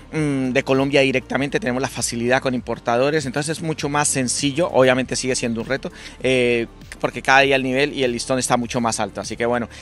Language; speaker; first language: Spanish; native; Spanish